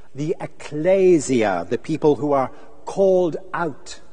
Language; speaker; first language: English; native; English